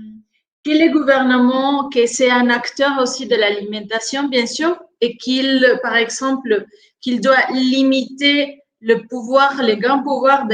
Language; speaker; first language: French; non-native, fluent; Spanish